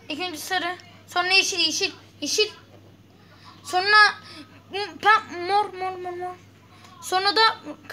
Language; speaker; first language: Turkish; native; Turkish